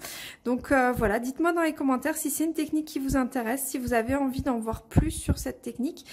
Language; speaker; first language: French; native; French